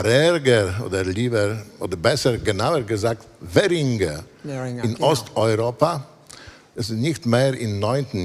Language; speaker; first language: German; non-native, fluent; Polish